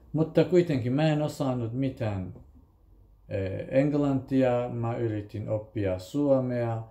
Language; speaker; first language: Finnish; non-native, fluent; Kurdish